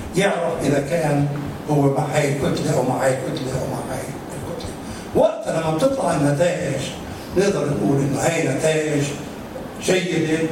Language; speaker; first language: Arabic; native; Arabic